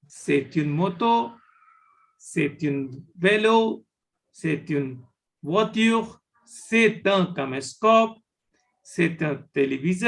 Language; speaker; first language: French; non-native, fluent; Hindi